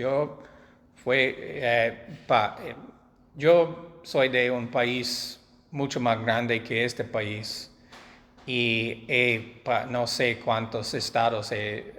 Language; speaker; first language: Spanish; non-native, fluent; English